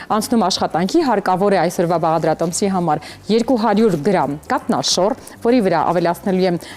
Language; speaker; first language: Armenian; native; Armenian